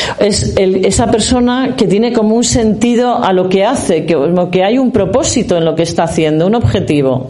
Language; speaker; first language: Spanish; native; Spanish